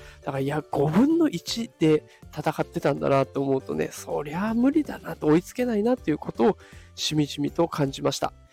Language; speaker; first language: Japanese; native; Japanese